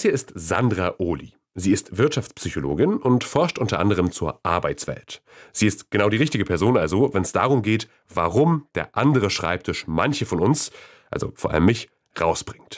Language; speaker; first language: German; native; German